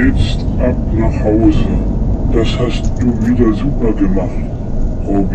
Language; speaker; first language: German; native; German